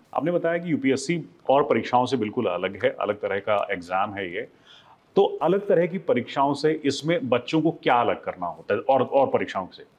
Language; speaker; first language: Hindi; native; Hindi